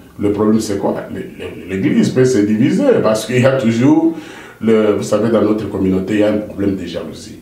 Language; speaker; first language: French; non-native, local second language; Lingala